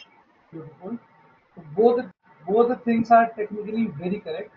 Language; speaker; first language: English; non-native, fluent; Hindi